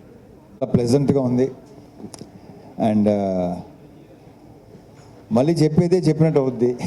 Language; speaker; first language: Telugu; native; Telugu